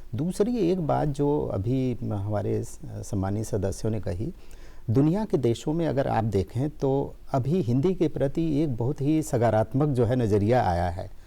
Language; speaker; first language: Hindi; native; Hindi